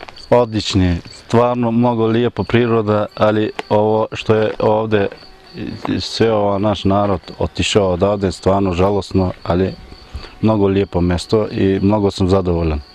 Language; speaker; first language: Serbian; early bilingual, heritage; Serbian